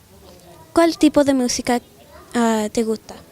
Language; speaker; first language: Spanish; non-native, learner; English